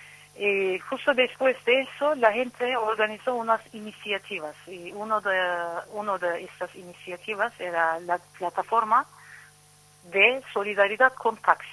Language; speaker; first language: Spanish; non-native, fluent; Turkish